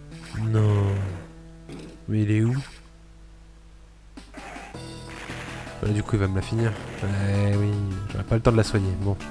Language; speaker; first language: French; native; French